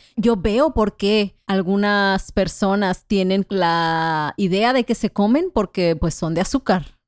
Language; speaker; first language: Spanish; native; Spanish